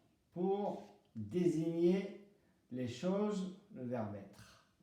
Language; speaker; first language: French; non-native, fluent; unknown